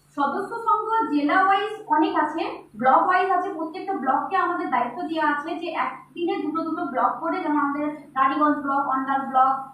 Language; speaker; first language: Bangla; non-native, local second language; Santali